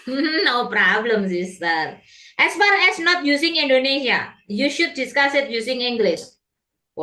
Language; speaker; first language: English; non-native, learner; Indonesian